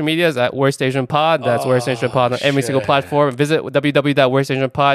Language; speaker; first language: English; native; English